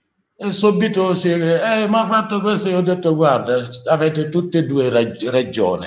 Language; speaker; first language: Italian; non-native, learner; Wolof